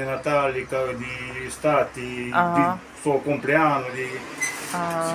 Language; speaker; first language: Italian; non-native, learner; Romanian